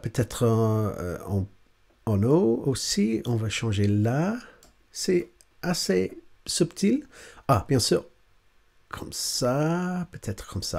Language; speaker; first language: French; non-native, learner; English